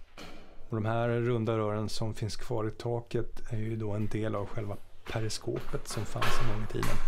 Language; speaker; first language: Swedish; native; Swedish